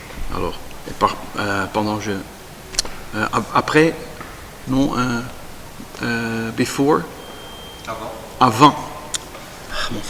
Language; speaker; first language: French; non-native, learner; Dutch